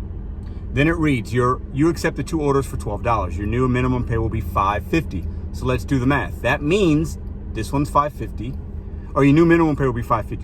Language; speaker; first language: English; native; English